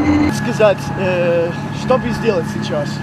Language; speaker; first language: Russian; non-native, learner; English